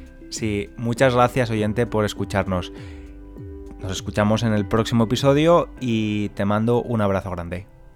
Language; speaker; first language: Spanish; native; Spanish